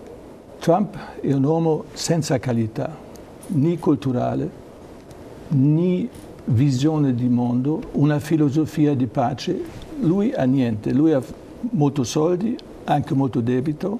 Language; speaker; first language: Italian; non-native, learner; German